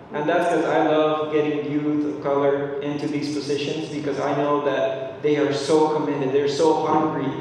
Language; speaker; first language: English; non-native, fluent; Spanish